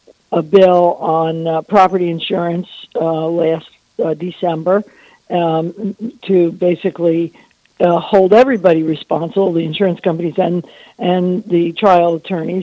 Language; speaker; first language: English; native; English